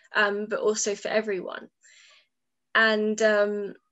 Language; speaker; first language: English; native; English